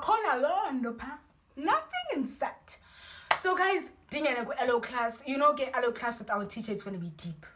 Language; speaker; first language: English; non-native, local second language; Xhosa